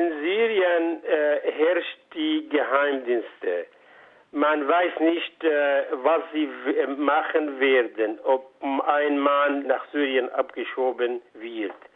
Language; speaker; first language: German; non-native, fluent; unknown